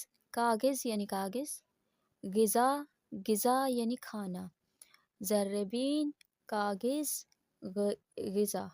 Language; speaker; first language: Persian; non-native, fluent; Urdu